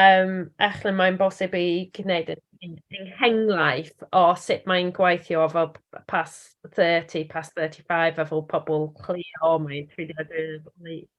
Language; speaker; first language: Welsh; non-native, learner; English